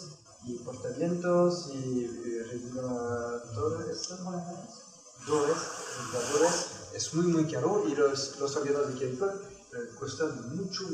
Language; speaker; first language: Spanish; non-native, learner; French